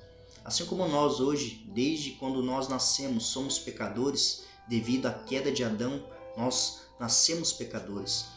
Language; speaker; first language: Portuguese; native; Portuguese